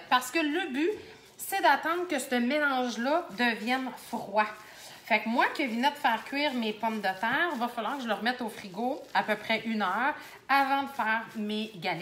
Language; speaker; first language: French; native; French